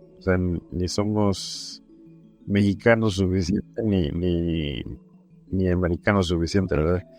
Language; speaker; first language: Spanish; early bilingual, heritage; Spanish